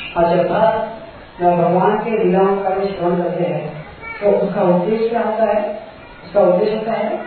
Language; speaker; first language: Hindi; non-native, local second language; Marathi